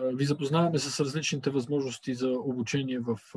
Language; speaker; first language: Bulgarian; native; Bulgarian